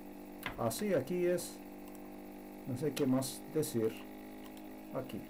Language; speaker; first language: Spanish; non-native, learner; Slovenian